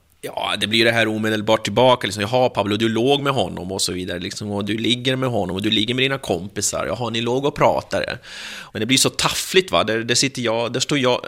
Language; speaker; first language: Swedish; early bilingual, other home language; Spanish